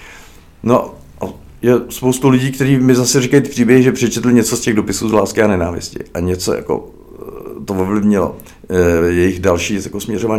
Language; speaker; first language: Czech; native; Czech